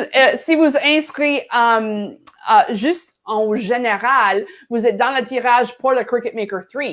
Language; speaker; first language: French; non-native, learner; English